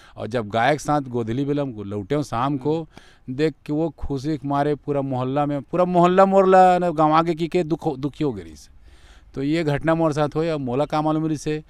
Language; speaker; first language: Hindi; native; Hindi